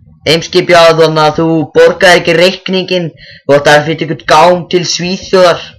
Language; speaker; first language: Icelandic; native; Icelandic